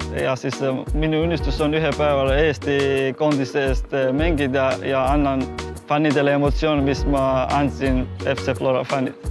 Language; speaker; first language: Estonian; non-native, learner; Georgian